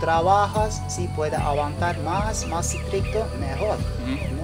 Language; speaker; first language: Spanish; non-native, learner; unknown